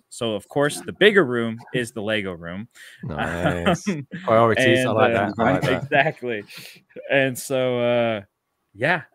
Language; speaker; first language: English; native; English